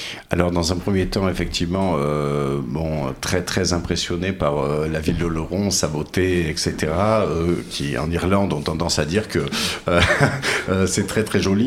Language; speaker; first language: French; native; French